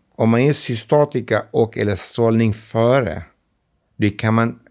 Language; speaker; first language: Swedish; non-native, fluent; Arabic